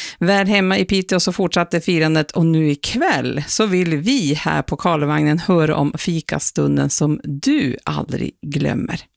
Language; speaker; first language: Swedish; native; Swedish